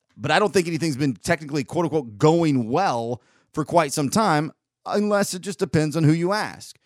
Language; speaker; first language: English; native; English